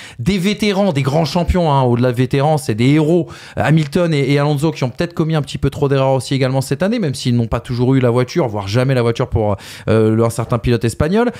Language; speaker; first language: French; native; French